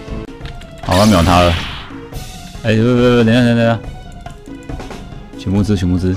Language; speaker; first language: Chinese; native; Chinese